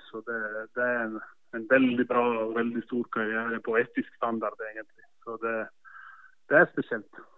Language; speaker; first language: Norwegian; non-native, fluent; Estonian